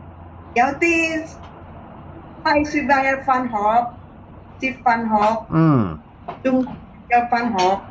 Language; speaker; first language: Cantonese; non-native, learner; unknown